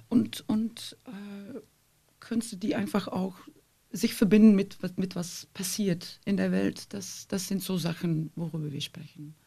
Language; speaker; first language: German; non-native, fluent; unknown